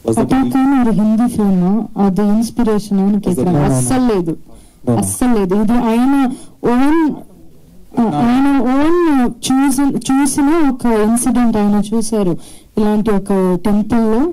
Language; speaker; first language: Telugu; non-native, fluent; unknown